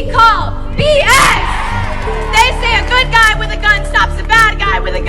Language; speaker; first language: English; native; English